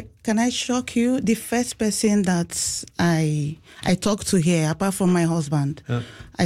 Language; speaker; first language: English; non-native, local second language; Igbo